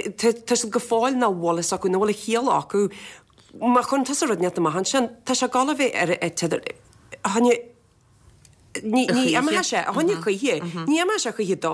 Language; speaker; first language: Irish; native; Irish